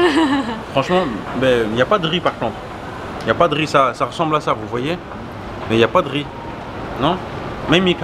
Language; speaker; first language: French; native; French